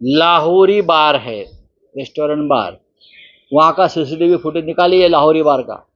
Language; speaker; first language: Hindi; non-native, local second language; Marathi